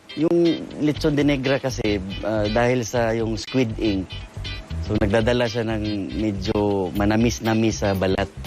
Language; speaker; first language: Filipino; non-native, local second language; Cebuano